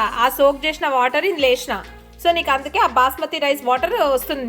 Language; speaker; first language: Telugu; native; Telugu